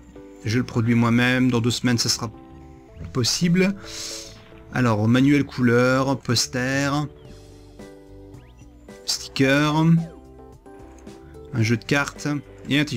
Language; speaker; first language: French; native; French